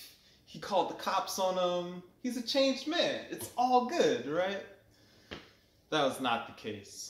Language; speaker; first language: English; native; English